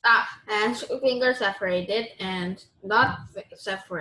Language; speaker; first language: English; non-native, learner; Korean